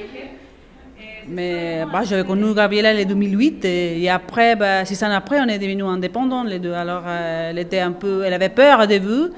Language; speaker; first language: French; non-native, fluent; Spanish